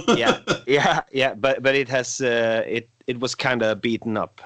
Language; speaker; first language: English; non-native, fluent; Swedish